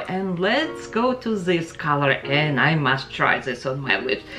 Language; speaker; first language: English; non-native, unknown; Ukrainian